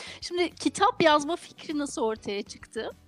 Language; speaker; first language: Turkish; native; Turkish